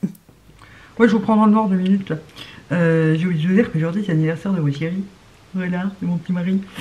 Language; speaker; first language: French; native; French